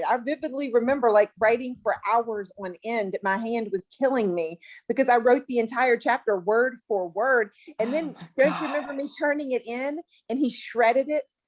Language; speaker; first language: English; native; English